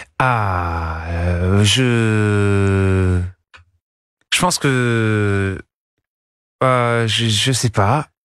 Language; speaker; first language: French; non-native, fluent; English